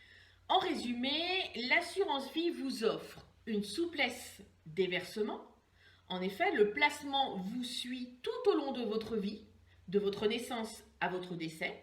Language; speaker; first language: French; native; French